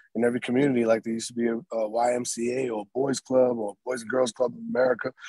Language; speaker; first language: English; native; English